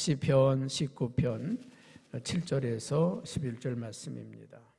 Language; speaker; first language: Korean; native; Korean